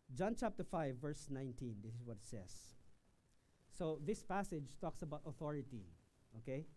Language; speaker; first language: English; non-native, local second language; Filipino